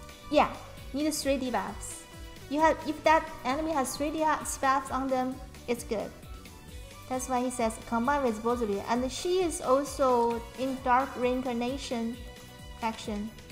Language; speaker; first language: English; non-native, fluent; Chinese